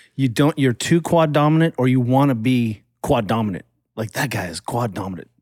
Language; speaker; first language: English; early bilingual, other home language; German